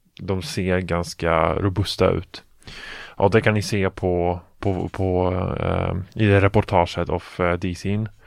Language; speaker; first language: Swedish; non-native, fluent; Polish